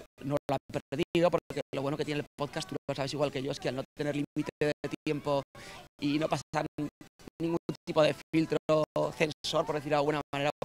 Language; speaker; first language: Spanish; native; Spanish